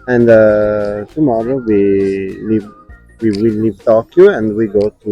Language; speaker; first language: English; non-native, learner; Italian